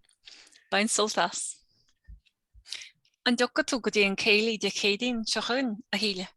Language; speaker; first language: Irish; non-native, learner; English